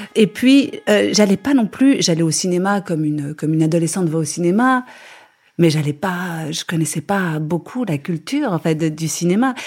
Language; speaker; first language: French; native; French